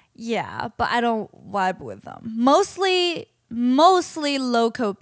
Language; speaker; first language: English; non-native, fluent; Chinese